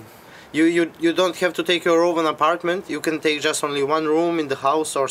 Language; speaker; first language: English; non-native, fluent; Serbian